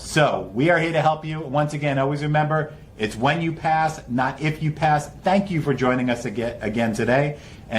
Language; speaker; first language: English; native; English